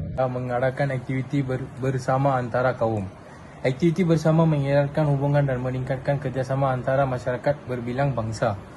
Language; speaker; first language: Malay; non-native, local second language; Tamil